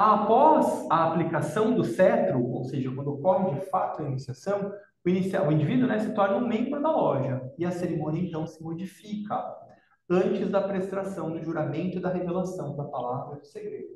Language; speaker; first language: Portuguese; native; Portuguese